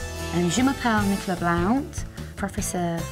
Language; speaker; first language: French; non-native, fluent; English